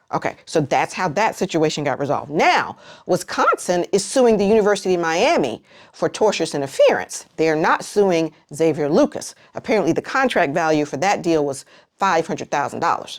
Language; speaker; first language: English; native; English